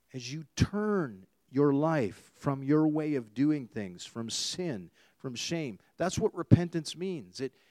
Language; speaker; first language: English; native; English